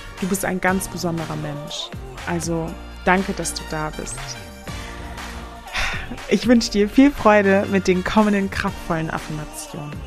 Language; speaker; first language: German; native; German